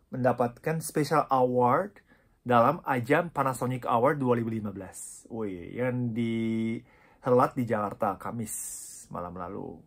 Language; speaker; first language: Indonesian; non-native, fluent; Japanese